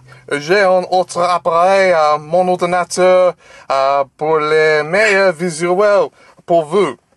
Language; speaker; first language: French; non-native, learner; English